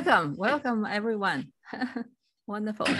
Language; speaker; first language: English; non-native, fluent; Chinese